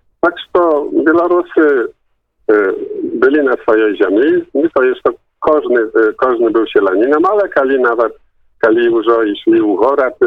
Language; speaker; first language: Polish; non-native, local second language; Belarusian